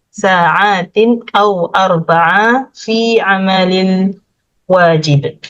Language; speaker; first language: Arabic; non-native, learner; Malay